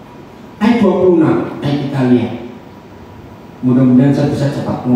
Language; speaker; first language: Indonesian; native; Indonesian